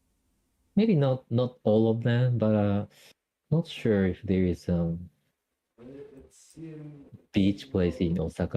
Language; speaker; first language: English; non-native, fluent; Japanese